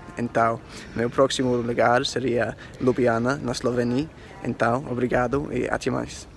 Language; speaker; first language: Portuguese; non-native, learner; English